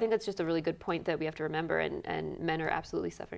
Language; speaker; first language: English; native; English